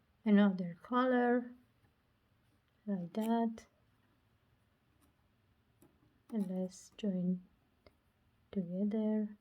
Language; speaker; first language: English; non-native, learner; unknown